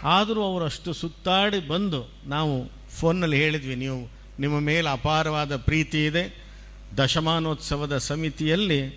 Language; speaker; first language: Kannada; non-native, local second language; Tulu